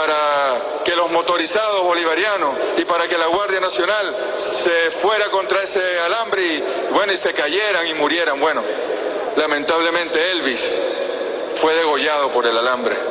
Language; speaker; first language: Spanish; native; Spanish